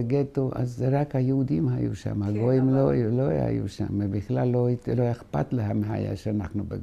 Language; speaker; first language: Hebrew; non-native, fluent; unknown